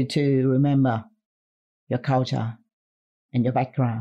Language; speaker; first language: English; non-native, fluent; Vietnamese